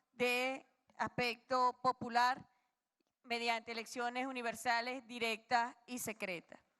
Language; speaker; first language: Spanish; native; Spanish